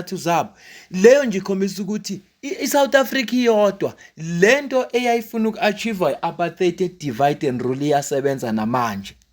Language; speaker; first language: Zulu; native; Zulu